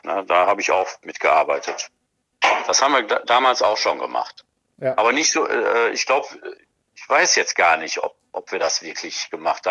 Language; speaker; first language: German; native; German